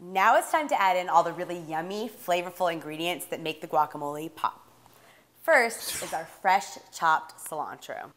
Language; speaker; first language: English; native; English